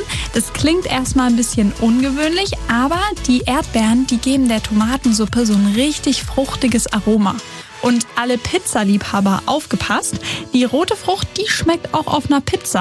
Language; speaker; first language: German; native; German